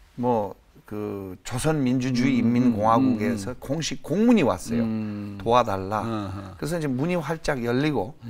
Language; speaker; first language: Korean; native; Korean